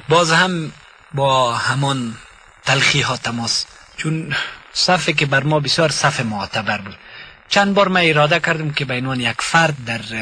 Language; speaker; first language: Persian; native; Persian